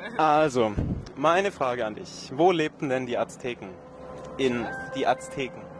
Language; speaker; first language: German; native; German